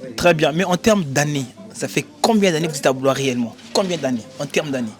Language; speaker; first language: French; non-native, local second language; Lingala